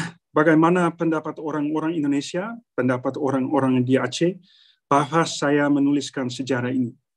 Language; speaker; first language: Indonesian; non-native, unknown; Dutch